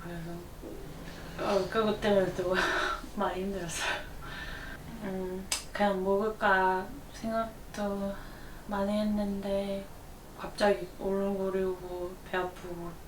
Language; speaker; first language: Korean; non-native, learner; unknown